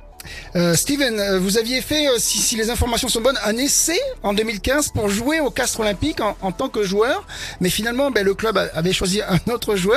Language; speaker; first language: French; native; French